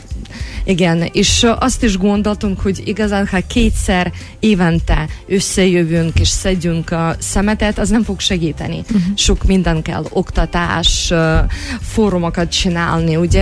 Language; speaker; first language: Hungarian; non-native, fluent; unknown